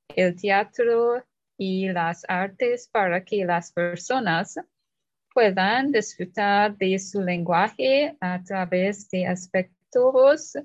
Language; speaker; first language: Spanish; non-native, learner; English